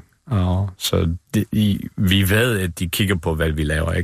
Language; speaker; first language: Danish; non-native, fluent; English